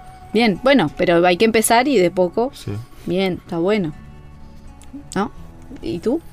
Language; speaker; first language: Spanish; native; Spanish